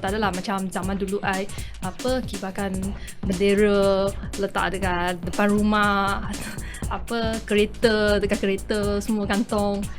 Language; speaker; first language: Malay; non-native, local second language; Chinese